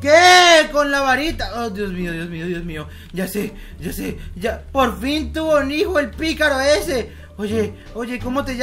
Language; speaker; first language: Spanish; native; Spanish